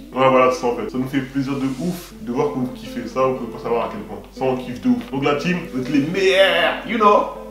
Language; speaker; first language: French; early bilingual, other home language; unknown